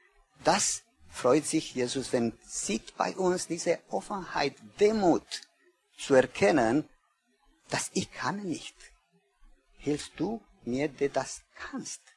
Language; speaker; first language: German; non-native, learner; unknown